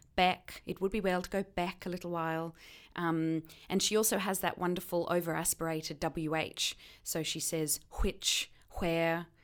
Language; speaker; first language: English; native; English